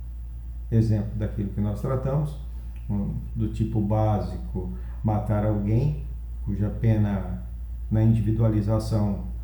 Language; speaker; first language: Portuguese; native; Portuguese